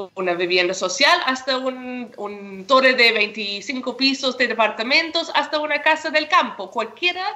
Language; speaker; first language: Spanish; non-native, fluent; English